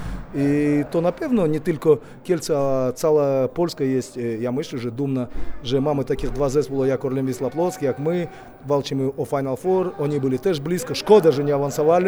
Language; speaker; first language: Polish; non-native, fluent; Russian